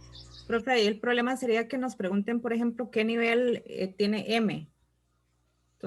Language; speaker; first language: Spanish; native; Spanish